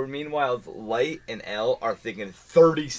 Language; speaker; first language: English; native; English